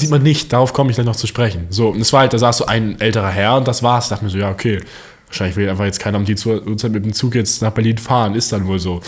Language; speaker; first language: German; native; German